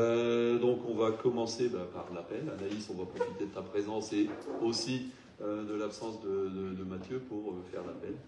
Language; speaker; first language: French; native; French